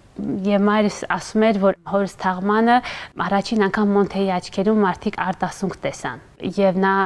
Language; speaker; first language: Armenian; native; Armenian